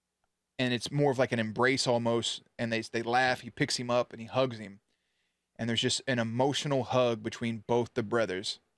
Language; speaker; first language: English; native; English